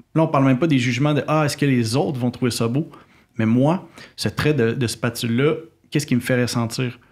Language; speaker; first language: French; native; French